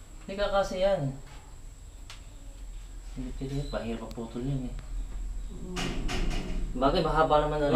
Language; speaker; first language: Filipino; native; Filipino